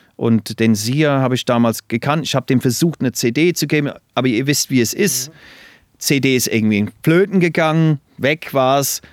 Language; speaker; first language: German; non-native, fluent; English